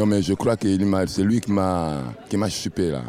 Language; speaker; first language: French; non-native, local second language; Lingala